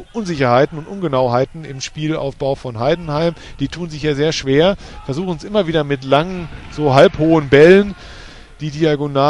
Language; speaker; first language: German; native; German